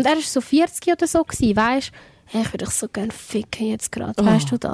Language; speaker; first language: German; native; German